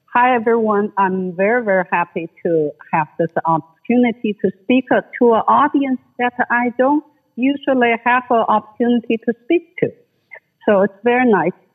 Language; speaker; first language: English; non-native, fluent; Chinese